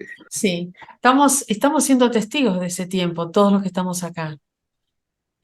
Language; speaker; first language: Spanish; native; Spanish